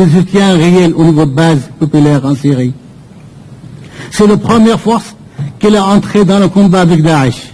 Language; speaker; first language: French; non-native, fluent; Persian